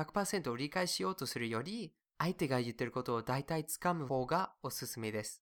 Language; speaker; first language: Japanese; non-native, fluent; English